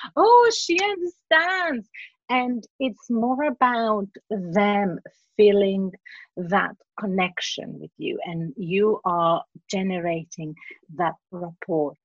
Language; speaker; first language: English; non-native, fluent; Greek